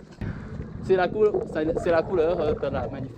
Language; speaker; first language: French; non-native, learner; Chinese